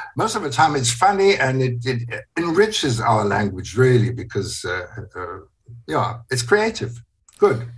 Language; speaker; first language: English; non-native, fluent; German